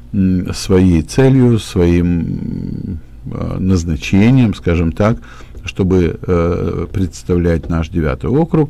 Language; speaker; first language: Russian; native; Russian